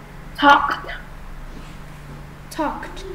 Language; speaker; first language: English; non-native, fluent; Vietnamese